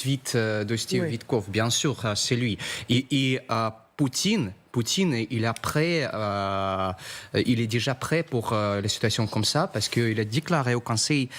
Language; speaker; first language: French; non-native, fluent; Russian